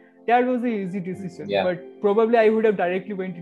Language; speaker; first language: English; non-native, local second language; Bangla